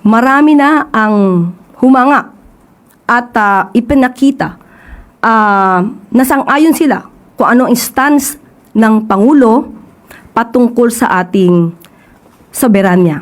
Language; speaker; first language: Filipino; native; Filipino